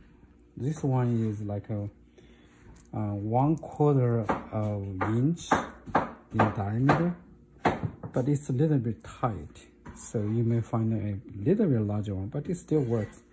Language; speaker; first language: English; non-native, fluent; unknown